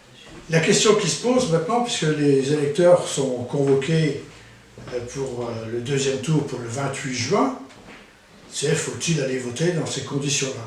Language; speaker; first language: French; native; French